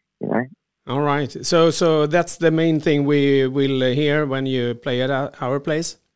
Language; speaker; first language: English; non-native, fluent; Swedish